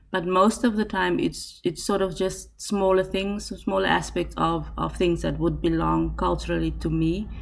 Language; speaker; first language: English; non-native, local second language; Afrikaans